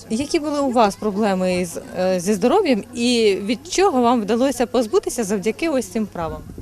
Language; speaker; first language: Ukrainian; native; Ukrainian